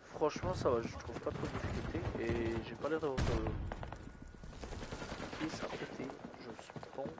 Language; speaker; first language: French; native; French